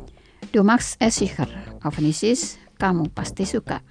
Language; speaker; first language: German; non-native, fluent; Indonesian